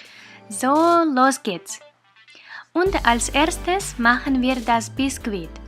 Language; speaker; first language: German; non-native, fluent; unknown